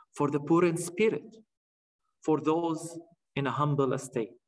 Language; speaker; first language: English; non-native, fluent; Arabic